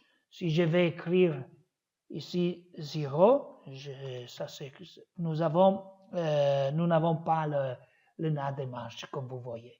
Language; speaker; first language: French; non-native, learner; Italian